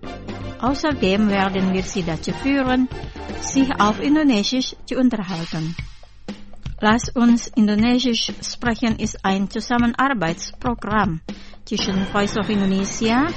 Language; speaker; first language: German; non-native, fluent; Indonesian